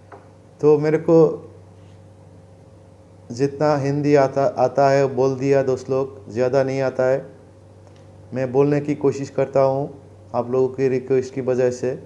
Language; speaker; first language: Hindi; non-native, learner; Bangla